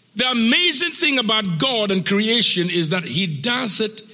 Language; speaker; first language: English; non-native, local second language; Akan